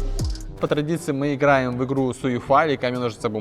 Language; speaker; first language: Russian; native; Russian